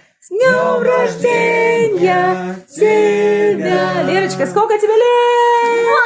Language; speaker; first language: Russian; native; Russian